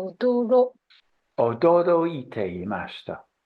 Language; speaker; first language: Japanese; non-native, learner; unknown